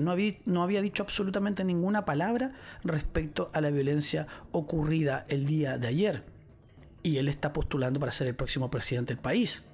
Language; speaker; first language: Spanish; native; Spanish